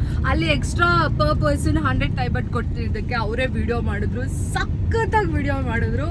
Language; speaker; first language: Kannada; native; Kannada